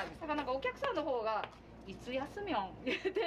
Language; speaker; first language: Japanese; native; Japanese